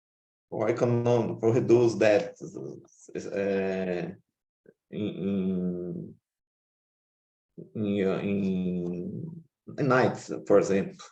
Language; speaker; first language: English; non-native, learner; Portuguese